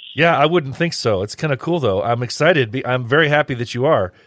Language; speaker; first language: English; native; English